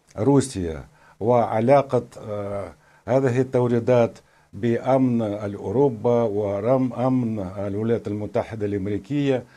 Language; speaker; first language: Arabic; non-native, fluent; Russian